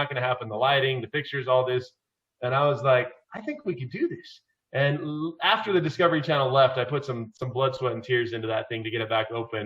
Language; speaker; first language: English; native; English